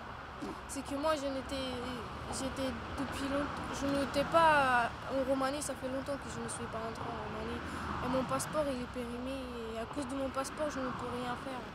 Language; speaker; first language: French; non-native, fluent; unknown